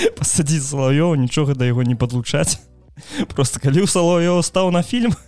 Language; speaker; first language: Belarusian; non-native, local second language; Russian